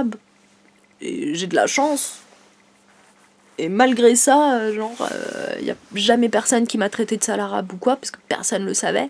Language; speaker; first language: French; native; French